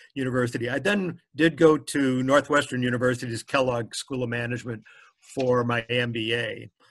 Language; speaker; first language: English; native; English